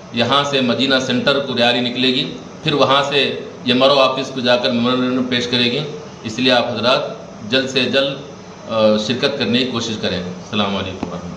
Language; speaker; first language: Urdu; native; Urdu